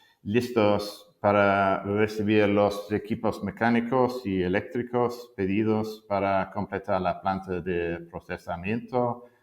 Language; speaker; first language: Spanish; non-native, fluent; English